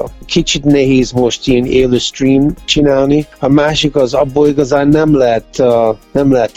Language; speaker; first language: Hungarian; early bilingual, heritage; Hungarian